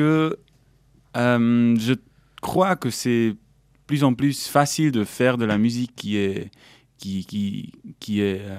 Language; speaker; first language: French; non-native, local second language; German